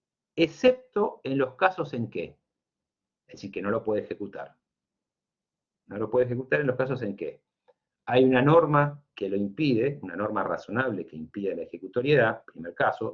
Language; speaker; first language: Spanish; native; Spanish